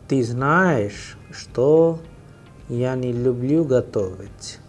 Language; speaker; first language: Russian; non-native, fluent; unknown